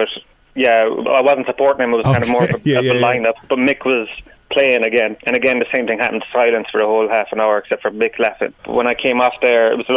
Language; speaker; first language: English; native; English